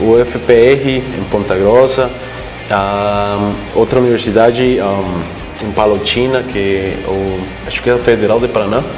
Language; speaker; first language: Portuguese; non-native, fluent; Spanish